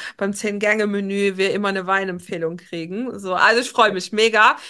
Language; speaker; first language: German; non-native, local second language; Luxembourgish